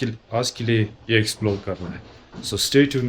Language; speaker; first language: Hindi; non-native, local second language; Tibetan